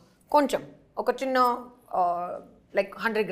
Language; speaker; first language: Telugu; non-native, local second language; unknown